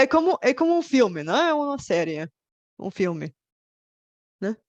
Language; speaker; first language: Portuguese; non-native, fluent; Bulgarian